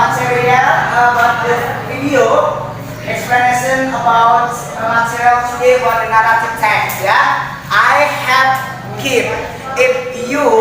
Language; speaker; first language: English; non-native, learner; Indonesian